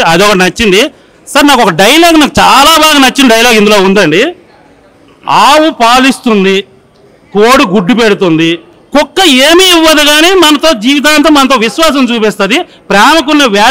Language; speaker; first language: Telugu; native; Telugu